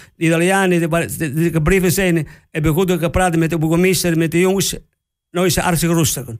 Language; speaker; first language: Dutch; non-native, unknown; Italian